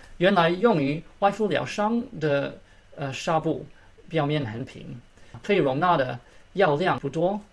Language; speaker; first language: Chinese; early bilingual, heritage; Chinese